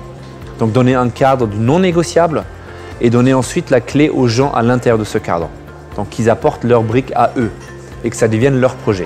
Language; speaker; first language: French; native; French